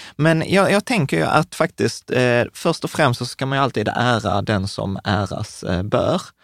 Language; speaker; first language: Swedish; early bilingual, other home language; Czech